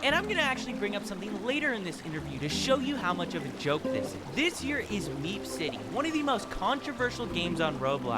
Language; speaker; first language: English; native; English